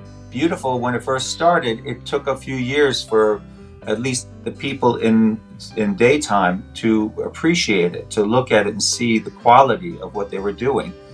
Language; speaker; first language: English; native; English